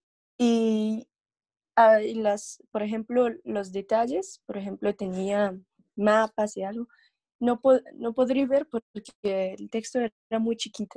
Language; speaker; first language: Spanish; non-native, learner; English